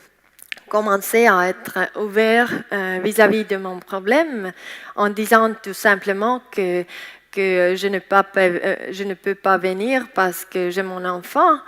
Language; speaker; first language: French; non-native, learner; Estonian